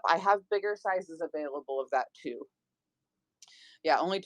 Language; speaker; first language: English; native; English